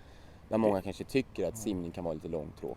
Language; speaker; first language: Swedish; native; Swedish